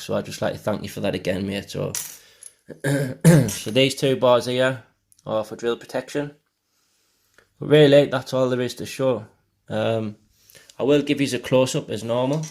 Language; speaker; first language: English; native; English